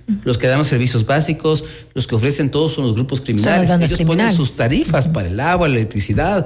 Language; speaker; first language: Spanish; native; Spanish